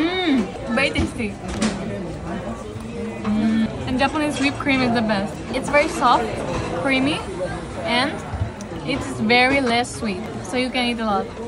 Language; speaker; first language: English; non-native, local second language; Assamese